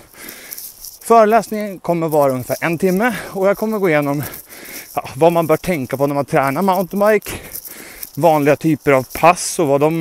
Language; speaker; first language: Swedish; native; Swedish